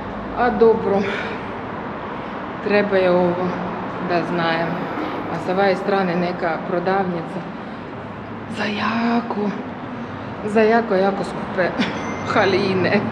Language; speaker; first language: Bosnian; non-native, fluent; Russian